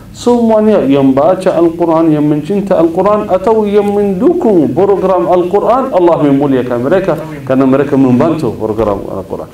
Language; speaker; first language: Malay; non-native, fluent; Arabic